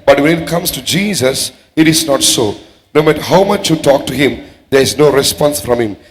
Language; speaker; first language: English; non-native, local second language; Tamil